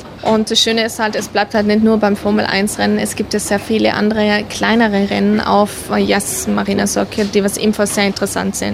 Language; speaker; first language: German; native; German